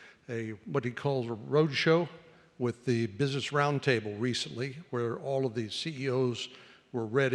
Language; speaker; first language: English; native; English